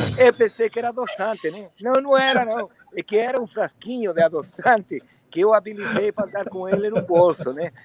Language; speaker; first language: Portuguese; non-native, fluent; Spanish